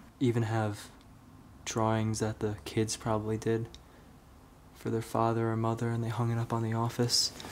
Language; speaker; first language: English; native; English